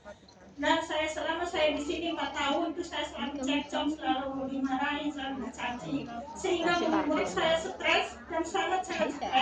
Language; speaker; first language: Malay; non-native, local second language; Javanese